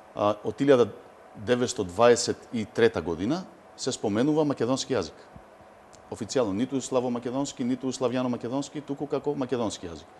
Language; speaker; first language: Macedonian; early bilingual, heritage; Macedonian